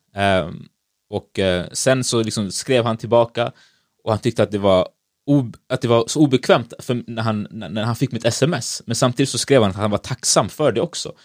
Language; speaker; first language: Swedish; early bilingual, other home language; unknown